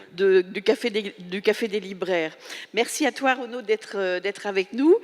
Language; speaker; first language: French; native; French